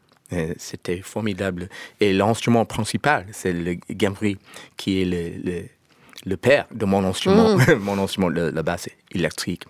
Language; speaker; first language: French; non-native, learner; English